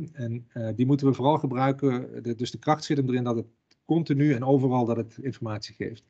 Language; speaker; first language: Dutch; native; Dutch